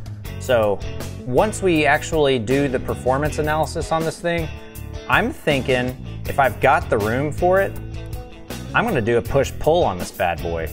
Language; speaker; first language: English; native; English